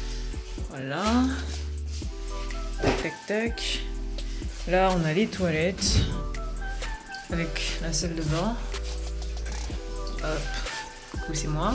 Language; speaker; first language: French; native; French